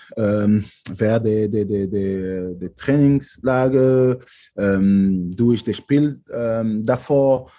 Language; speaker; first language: German; non-native, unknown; French